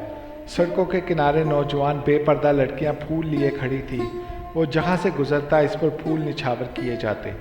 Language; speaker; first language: Urdu; native; Urdu